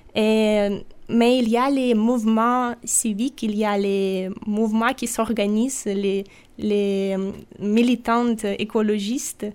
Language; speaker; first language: French; non-native, fluent; Russian